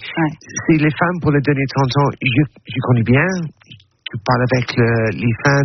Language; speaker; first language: French; non-native, learner; English